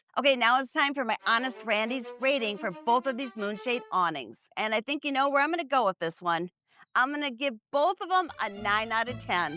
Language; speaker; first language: English; native; English